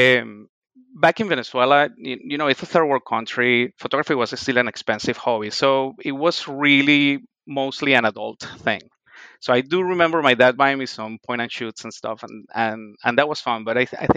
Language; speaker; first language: English; non-native, fluent; Spanish